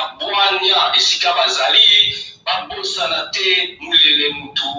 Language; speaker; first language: Lingala; non-native, local second language; Kongo